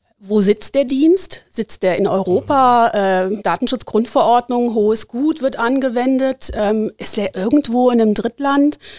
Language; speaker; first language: German; native; German